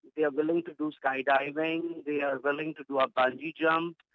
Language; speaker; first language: English; non-native, local second language; Gujarati